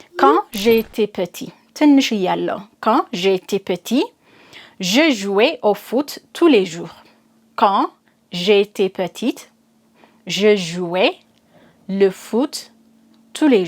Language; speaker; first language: French; non-native, fluent; Amharic